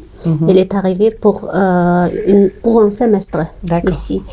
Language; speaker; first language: French; non-native, fluent; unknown